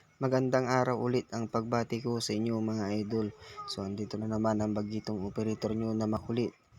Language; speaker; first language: Filipino; non-native, local second language; Pangasinan